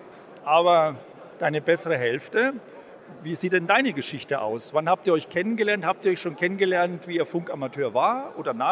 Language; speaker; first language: German; native; German